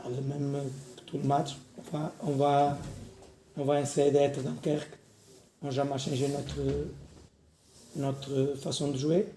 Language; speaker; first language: French; non-native, learner; Portuguese